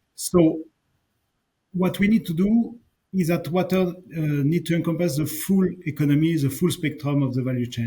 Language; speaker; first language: English; non-native, fluent; French